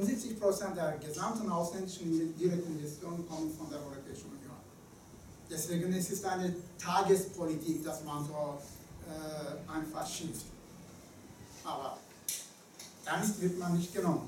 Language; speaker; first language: German; non-native, fluent; Turkish